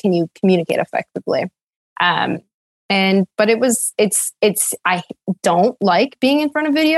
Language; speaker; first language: English; native; English